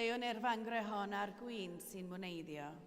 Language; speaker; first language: Welsh; native; Welsh